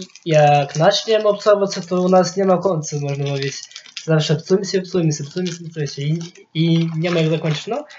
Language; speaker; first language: Polish; non-native, local second language; Lithuanian